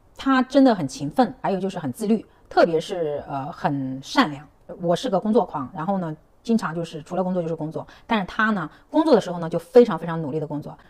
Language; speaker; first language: Chinese; native; Chinese